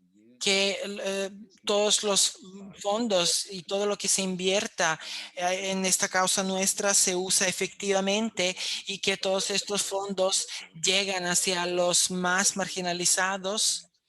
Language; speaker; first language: Spanish; non-native, fluent; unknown